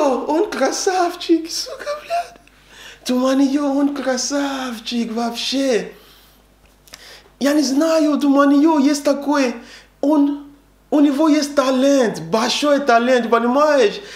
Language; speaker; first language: Russian; non-native, learner; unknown